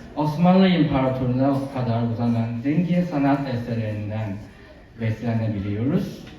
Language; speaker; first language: Turkish; non-native, fluent; Chinese